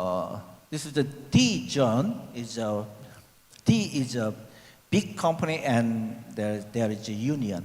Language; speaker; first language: English; non-native, learner; Korean